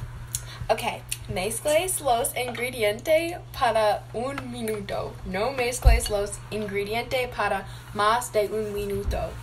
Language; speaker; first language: Spanish; non-native, learner; English